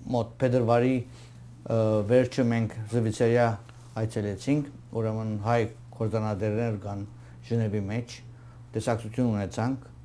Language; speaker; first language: Armenian; early bilingual, heritage; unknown